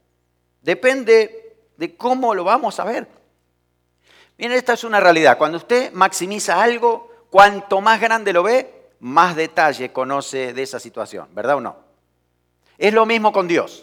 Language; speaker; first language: Spanish; native; Spanish